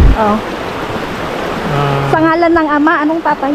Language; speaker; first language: Filipino; native; Filipino